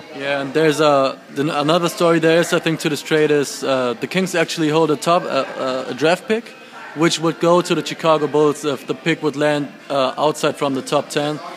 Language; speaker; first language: English; non-native, fluent; German